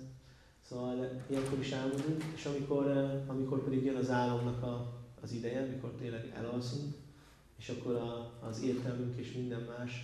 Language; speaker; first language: Hungarian; native; Hungarian